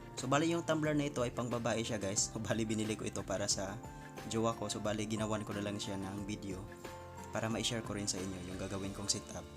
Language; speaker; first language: Filipino; non-native, local second language; Cebuano